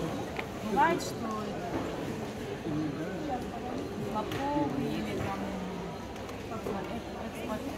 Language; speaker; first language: Russian; native; Russian